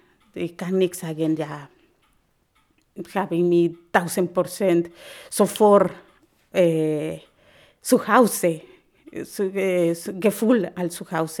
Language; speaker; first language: German; non-native, learner; Spanish